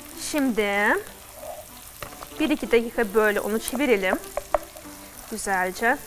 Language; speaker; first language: Turkish; non-native, fluent; Russian